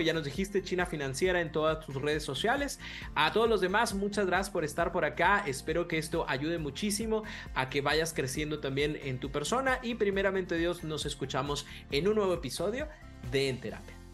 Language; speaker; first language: Spanish; native; Spanish